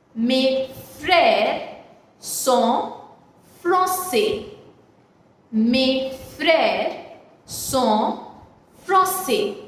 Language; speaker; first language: French; non-native, fluent; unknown